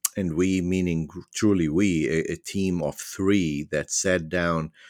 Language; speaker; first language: English; non-native, fluent; Arabic